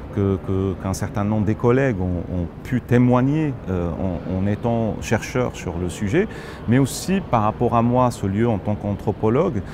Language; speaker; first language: French; non-native, local second language; Arabic